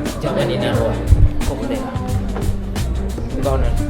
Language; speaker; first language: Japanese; non-native, learner; Filipino